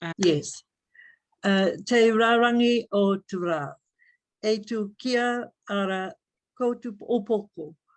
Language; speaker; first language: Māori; non-native, local second language; English